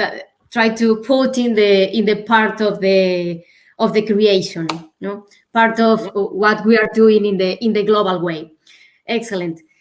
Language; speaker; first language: English; non-native, learner; Spanish